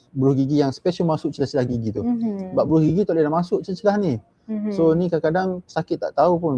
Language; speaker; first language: Malay; native; Malay